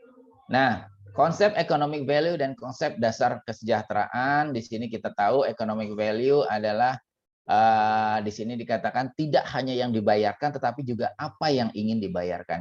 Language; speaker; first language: Indonesian; native; Indonesian